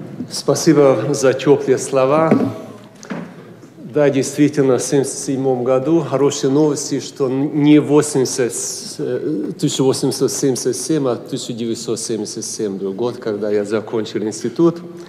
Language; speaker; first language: Russian; non-native, fluent; Hungarian